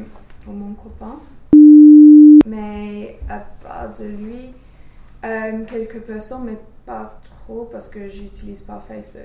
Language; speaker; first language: French; non-native, fluent; English